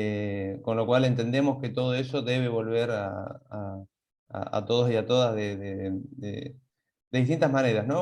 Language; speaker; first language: Spanish; native; Spanish